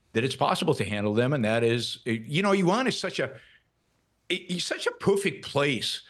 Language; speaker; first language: English; non-native, fluent; Hebrew